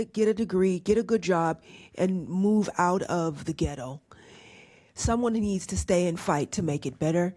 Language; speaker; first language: English; native; English